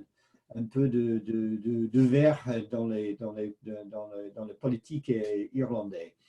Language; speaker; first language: French; non-native, fluent; English